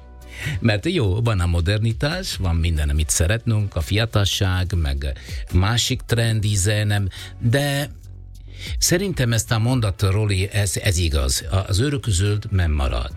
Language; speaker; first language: Hungarian; non-native, fluent; Italian